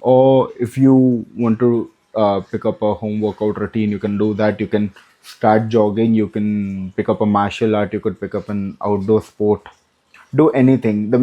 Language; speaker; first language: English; non-native, local second language; Hindi